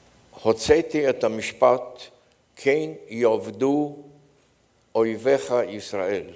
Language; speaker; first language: Hebrew; non-native, fluent; Polish